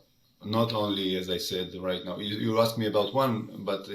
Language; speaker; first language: English; non-native, fluent; Hebrew